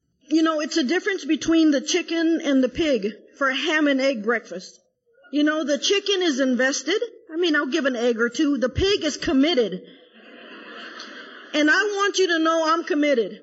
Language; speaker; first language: English; early bilingual, other home language; Spanish